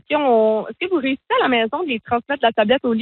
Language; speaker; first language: French; native; French